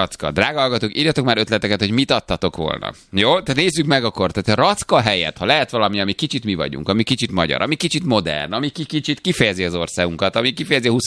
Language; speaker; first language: Hungarian; native; Hungarian